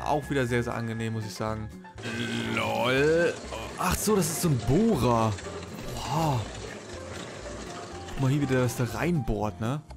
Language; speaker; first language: German; native; German